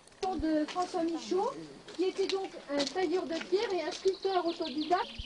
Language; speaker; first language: French; native; French